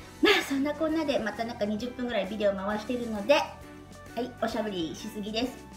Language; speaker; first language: Japanese; native; Japanese